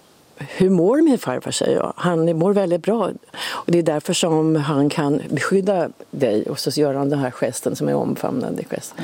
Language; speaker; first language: Swedish; native; Swedish